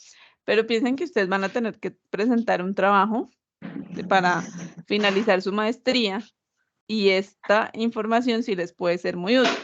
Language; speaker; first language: Spanish; native; Spanish